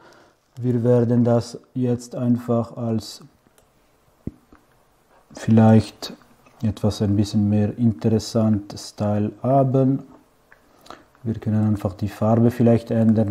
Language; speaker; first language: German; non-native, fluent; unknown